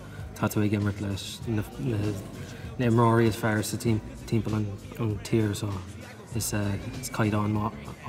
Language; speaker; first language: Irish; non-native, local second language; English